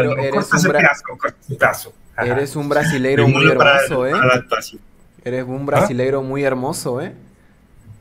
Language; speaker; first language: Spanish; native; Spanish